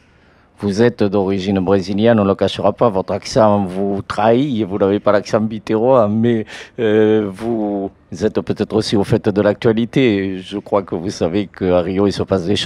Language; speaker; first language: French; native; French